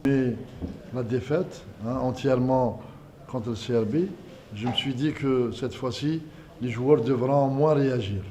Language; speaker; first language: French; non-native, local second language; Arabic